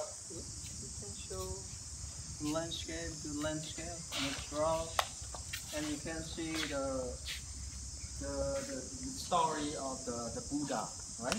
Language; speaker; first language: English; non-native, learner; Khmer